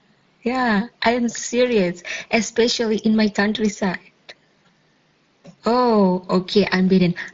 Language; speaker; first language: English; non-native, fluent; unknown